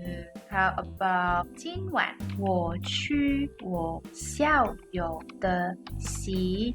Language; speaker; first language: Chinese; non-native, learner; English